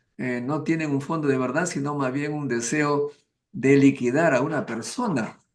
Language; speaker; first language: Spanish; native; Spanish